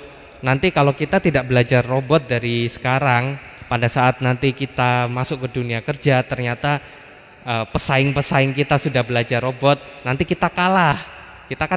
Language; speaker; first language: Indonesian; native; Indonesian